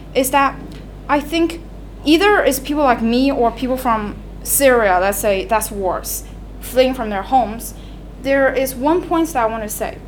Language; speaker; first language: English; non-native, fluent; Chinese